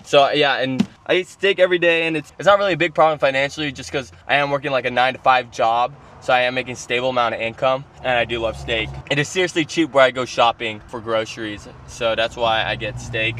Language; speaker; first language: English; native; English